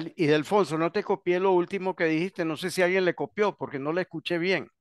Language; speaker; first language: Spanish; native; Spanish